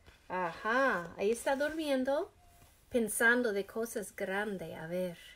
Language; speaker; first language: Spanish; non-native, learner; English